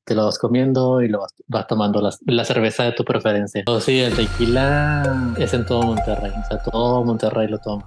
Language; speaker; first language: Spanish; native; Spanish